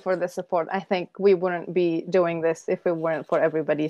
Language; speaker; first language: English; non-native, fluent; Indonesian